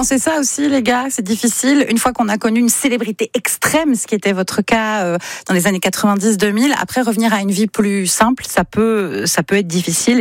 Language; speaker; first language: French; native; French